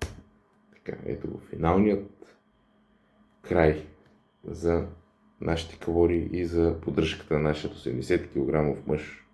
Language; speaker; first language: Bulgarian; native; Bulgarian